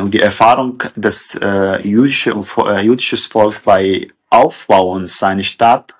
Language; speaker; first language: German; non-native, learner; Kurdish